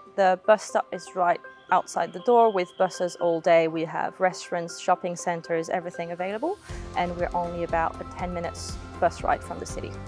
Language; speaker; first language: English; non-native, fluent; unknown